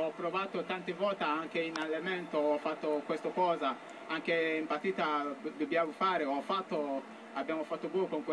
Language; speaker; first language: Italian; non-native, learner; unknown